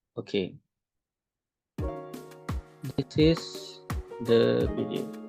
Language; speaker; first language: English; non-native, learner; Indonesian